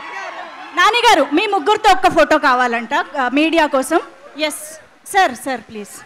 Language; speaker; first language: Telugu; native; Telugu